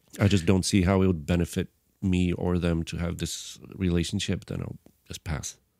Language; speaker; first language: English; non-native, fluent; Bulgarian